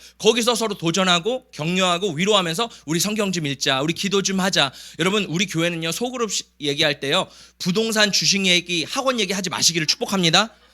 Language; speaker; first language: Korean; early bilingual, heritage; Korean